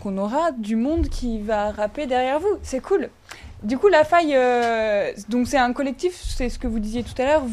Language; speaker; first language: French; native; French